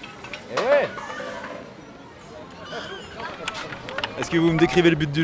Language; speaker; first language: French; native; French